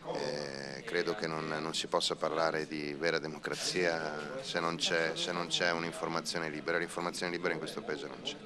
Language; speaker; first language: Italian; native; Italian